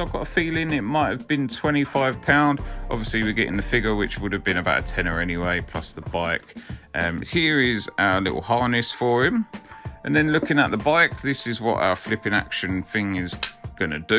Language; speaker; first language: English; native; English